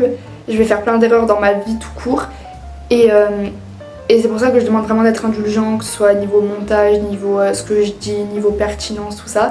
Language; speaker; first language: French; native; French